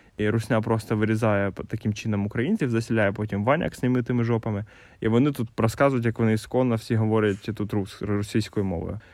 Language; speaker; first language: Ukrainian; non-native, local second language; Russian